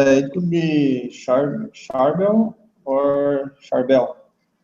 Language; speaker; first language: English; non-native, learner; Portuguese